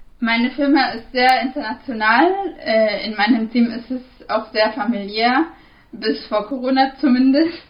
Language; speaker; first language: German; non-native, fluent; Arabic